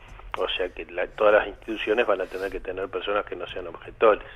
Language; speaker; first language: Spanish; native; Spanish